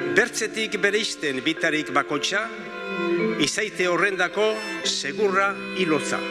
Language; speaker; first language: Basque; native; Basque